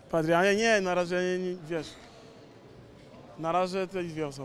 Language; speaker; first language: Polish; non-native, learner; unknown